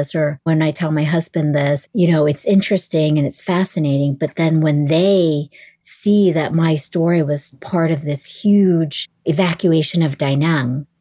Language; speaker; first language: English; early bilingual, other home language; Vietnamese